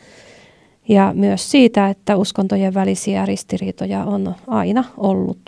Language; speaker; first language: Finnish; native; Finnish